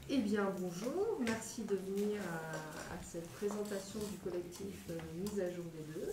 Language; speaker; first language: French; native; French